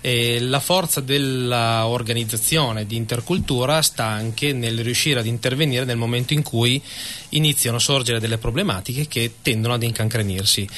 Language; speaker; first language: Italian; native; Italian